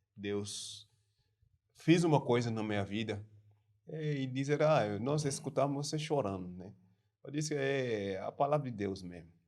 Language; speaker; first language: Portuguese; non-native, learner; French